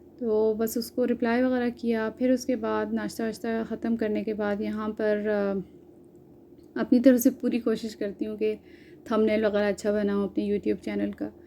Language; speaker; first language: Urdu; native; Urdu